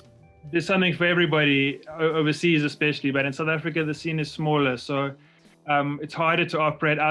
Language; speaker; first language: English; native; English